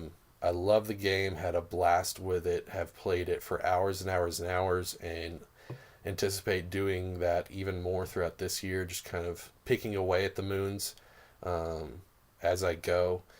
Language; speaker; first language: English; native; English